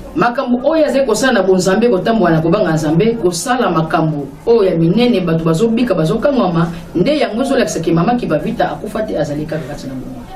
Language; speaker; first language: Lingala; non-native, local second language; Kongo